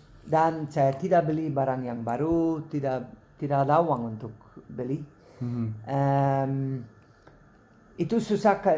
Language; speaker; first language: Indonesian; non-native, learner; Dutch